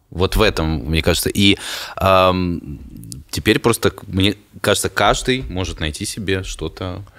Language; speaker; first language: Russian; native; Russian